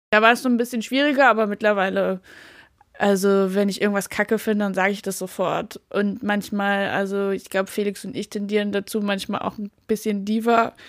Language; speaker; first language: German; native; German